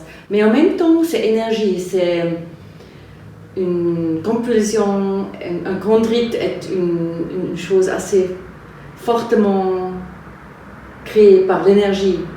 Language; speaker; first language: French; non-native, fluent; German